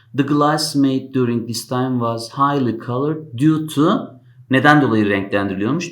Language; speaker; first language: English; non-native, fluent; Turkish